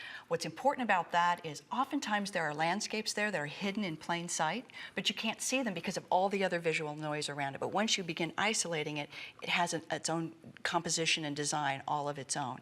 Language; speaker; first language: English; native; English